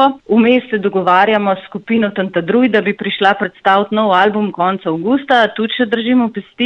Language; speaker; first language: Slovenian; native; Slovenian